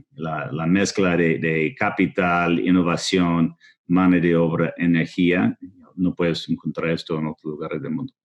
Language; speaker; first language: Spanish; non-native, fluent; English